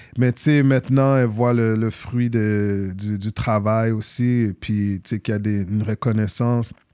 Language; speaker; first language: French; native; French